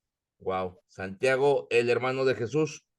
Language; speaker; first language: Spanish; native; Spanish